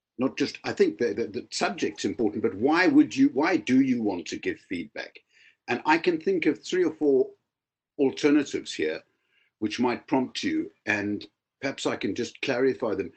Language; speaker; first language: English; native; English